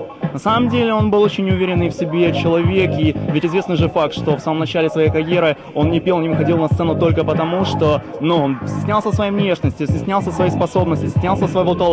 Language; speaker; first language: Russian; native; Russian